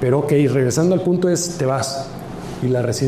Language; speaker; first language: Spanish; native; Spanish